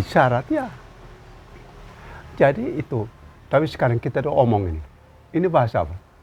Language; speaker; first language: Indonesian; non-native, local second language; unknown